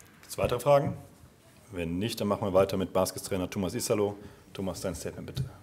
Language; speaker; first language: German; native; German